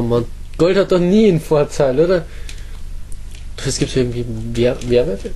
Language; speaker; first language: German; native; German